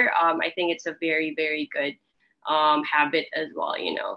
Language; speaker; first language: English; non-native, local second language; Filipino